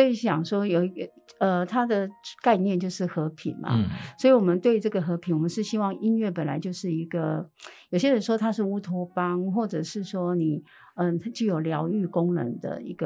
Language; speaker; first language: Chinese; native; Chinese